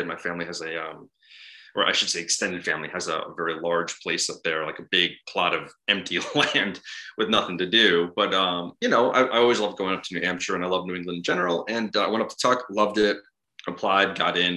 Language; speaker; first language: English; native; English